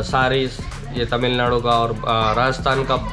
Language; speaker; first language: Hindi; non-native, local second language; Tamil